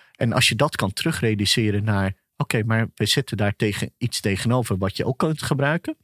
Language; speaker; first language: Dutch; early bilingual, other home language; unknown